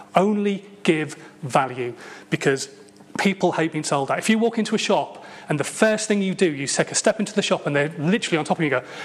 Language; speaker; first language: English; native; English